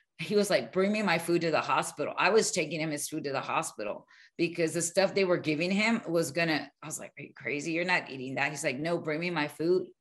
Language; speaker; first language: English; early bilingual, other home language; Spanish